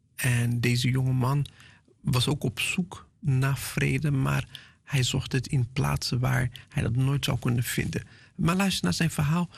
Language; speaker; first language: Dutch; non-native, fluent; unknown